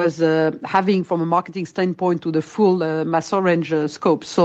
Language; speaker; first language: English; non-native, fluent; French